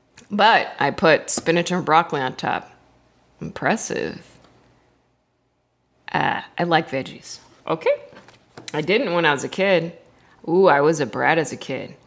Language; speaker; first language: English; native; English